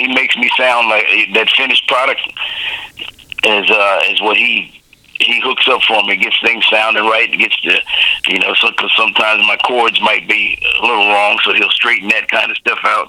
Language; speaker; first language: English; native; English